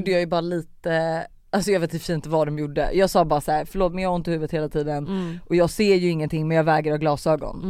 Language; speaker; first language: Swedish; native; Swedish